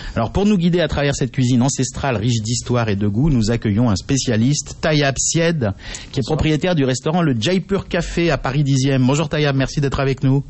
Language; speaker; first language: French; native; French